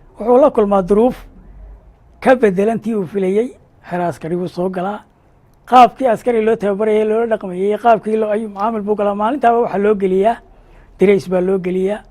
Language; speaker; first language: Somali; native; Somali